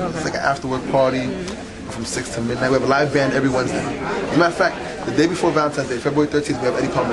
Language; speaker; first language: English; early bilingual, other home language; Spanish